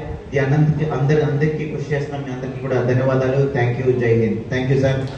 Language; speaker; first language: Telugu; native; Telugu